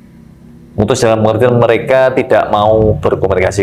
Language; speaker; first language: Malay; native; Malay